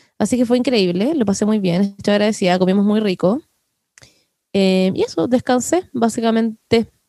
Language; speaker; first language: Spanish; native; Spanish